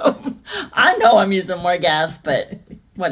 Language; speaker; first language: English; native; English